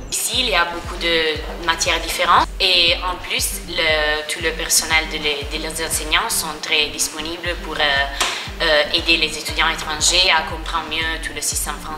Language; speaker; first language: French; non-native, fluent; Italian